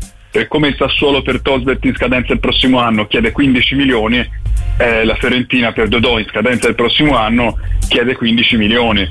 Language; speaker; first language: Italian; native; Italian